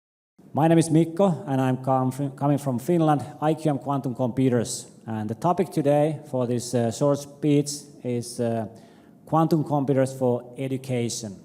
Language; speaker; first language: English; non-native, fluent; Finnish